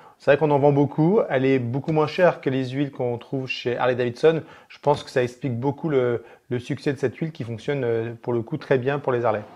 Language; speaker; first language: French; native; French